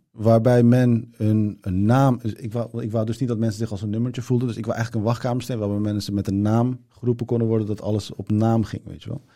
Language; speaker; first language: Dutch; early bilingual, other home language; Turkish